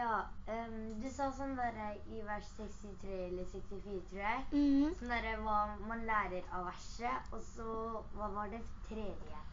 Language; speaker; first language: Norwegian; early bilingual, other home language; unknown